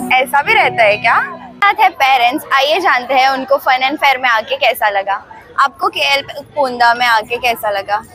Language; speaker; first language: Hindi; non-native, local second language; Marathi